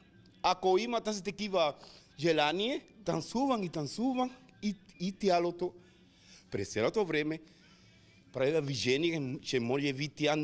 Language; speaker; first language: Bulgarian; non-native, learner; Spanish